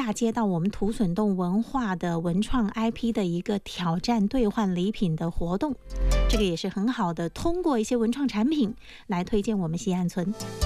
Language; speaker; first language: Chinese; native; Chinese